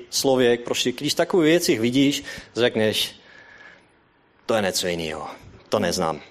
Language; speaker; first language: Czech; non-native, learner; Dutch